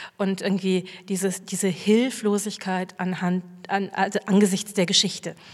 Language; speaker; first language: German; native; German